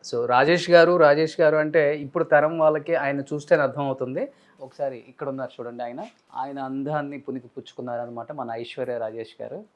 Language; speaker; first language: Telugu; native; Telugu